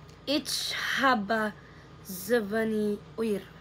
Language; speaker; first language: German; non-native, learner; Filipino